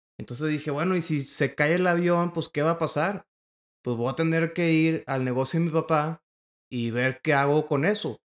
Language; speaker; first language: Spanish; native; Spanish